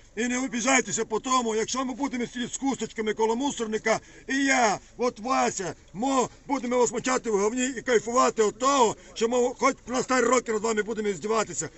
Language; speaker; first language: Ukrainian; native; Ukrainian